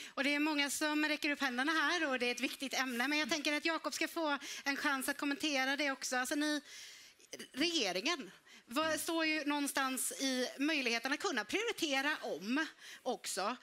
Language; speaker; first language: Swedish; native; Swedish